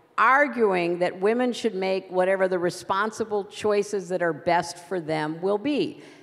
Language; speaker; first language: English; native; English